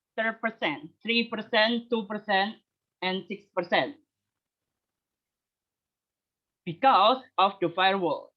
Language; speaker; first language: English; non-native, learner; Indonesian